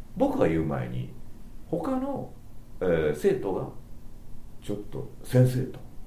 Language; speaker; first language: Japanese; native; Japanese